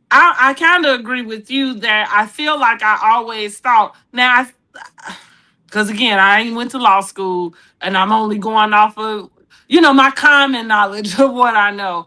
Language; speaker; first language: English; native; English